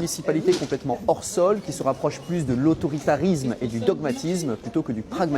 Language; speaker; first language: French; native; French